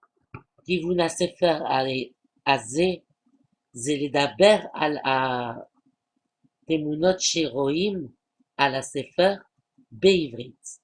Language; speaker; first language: Hebrew; non-native, learner; French